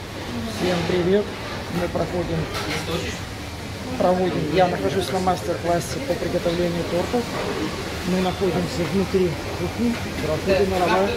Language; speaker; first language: Russian; native; Russian